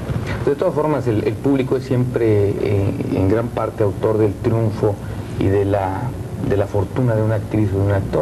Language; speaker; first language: Spanish; native; Spanish